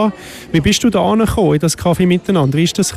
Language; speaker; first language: German; native; German